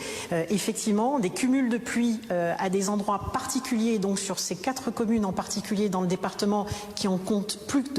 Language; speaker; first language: French; native; French